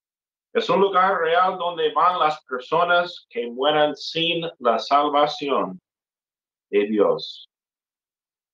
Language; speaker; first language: Spanish; non-native, fluent; English